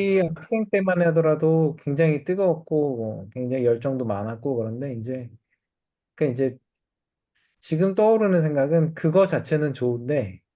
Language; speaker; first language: Korean; native; Korean